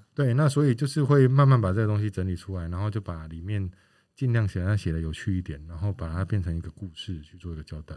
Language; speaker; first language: Chinese; native; Chinese